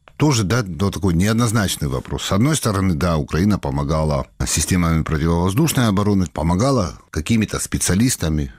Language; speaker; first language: Russian; non-native, local second language; Georgian